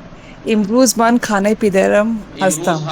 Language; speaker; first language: Persian; non-native, learner; Urdu